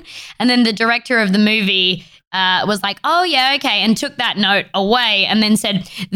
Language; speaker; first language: English; native; English